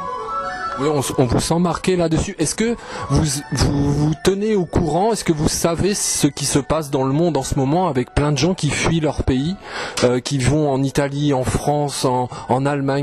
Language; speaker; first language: French; native; French